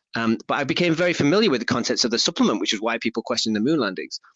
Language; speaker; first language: English; native; English